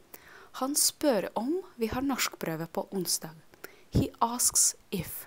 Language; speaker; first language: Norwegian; non-native, fluent; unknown